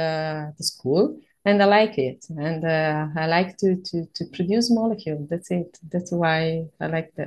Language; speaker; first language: English; non-native, fluent; Italian